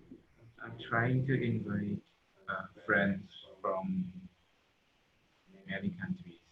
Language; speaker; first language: English; non-native, fluent; Thai